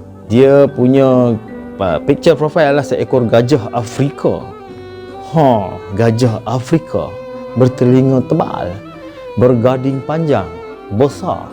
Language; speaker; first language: Malay; native; Malay